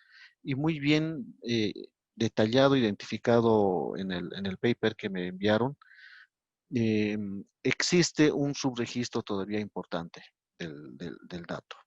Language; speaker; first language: Spanish; native; Spanish